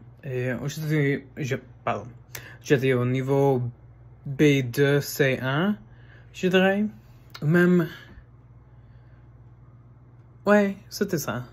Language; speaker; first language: French; non-native, fluent; English